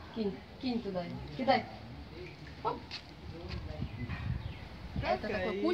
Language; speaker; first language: Russian; native; Russian